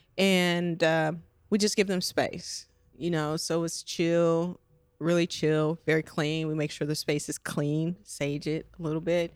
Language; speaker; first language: English; native; English